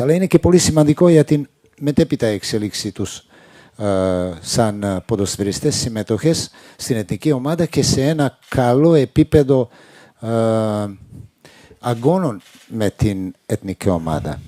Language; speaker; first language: Greek; non-native, fluent; Serbian